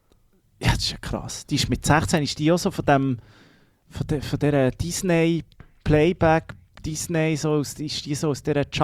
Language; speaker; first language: German; native; German